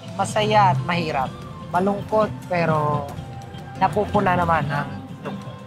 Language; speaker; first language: Filipino; non-native, local second language; Bikol